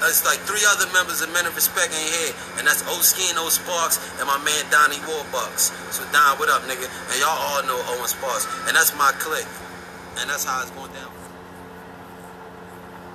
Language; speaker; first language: English; native; English